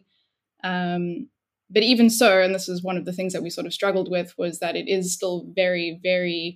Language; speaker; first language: English; native; English